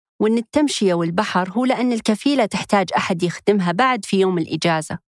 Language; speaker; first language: Arabic; native; Arabic